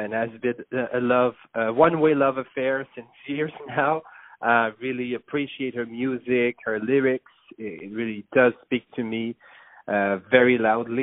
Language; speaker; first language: English; non-native, fluent; French